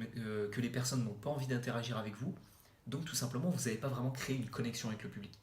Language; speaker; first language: French; native; French